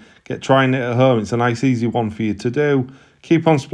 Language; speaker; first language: English; native; English